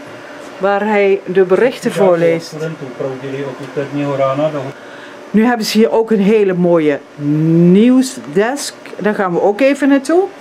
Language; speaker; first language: Dutch; native; Dutch